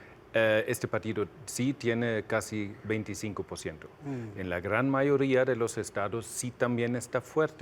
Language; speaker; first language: Spanish; non-native, fluent; German